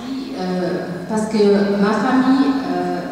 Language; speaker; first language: French; non-native, learner; Tamil